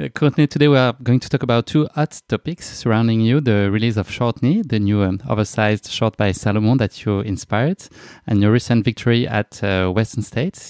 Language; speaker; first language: English; non-native, fluent; French